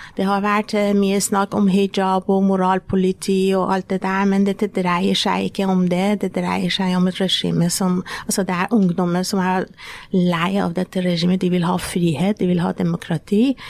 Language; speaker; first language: Norwegian; non-native, fluent; Persian